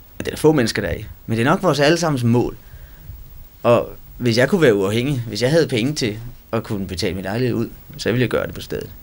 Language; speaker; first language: Danish; native; Danish